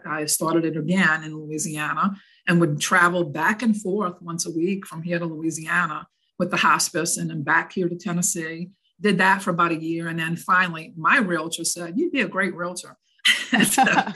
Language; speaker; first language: English; native; English